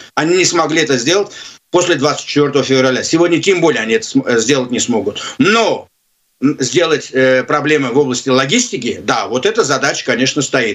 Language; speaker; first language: Russian; non-native, local second language; Azerbaijani